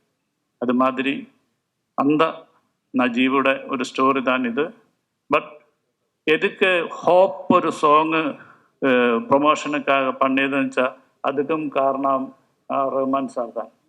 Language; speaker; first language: Tamil; non-native, local second language; Malayalam